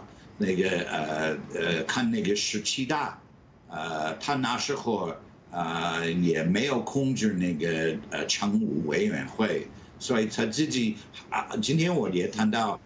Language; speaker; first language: Chinese; non-native, fluent; English